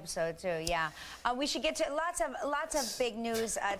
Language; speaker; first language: English; native; English